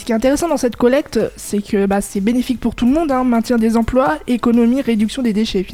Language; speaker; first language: French; native; French